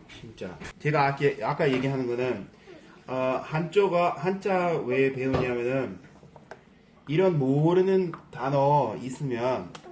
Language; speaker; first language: Korean; non-native, fluent; English